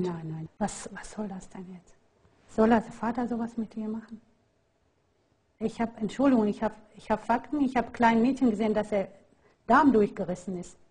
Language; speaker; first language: German; non-native, fluent; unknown